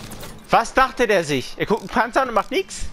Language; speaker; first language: German; native; German